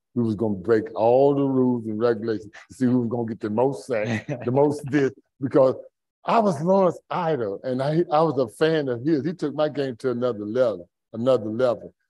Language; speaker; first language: English; native; English